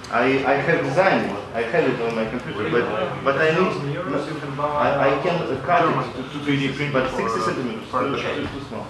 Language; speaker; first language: English; non-native, local second language; Latvian